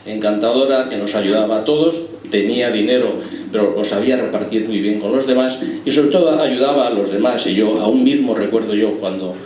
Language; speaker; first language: Spanish; native; Spanish